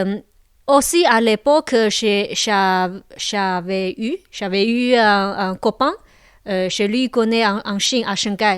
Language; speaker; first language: French; non-native, local second language; Chinese